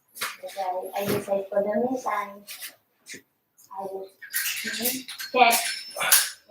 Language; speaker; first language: English; non-native, local second language; Filipino